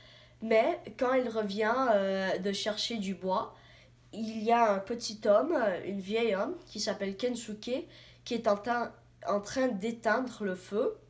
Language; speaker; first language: French; non-native, learner; English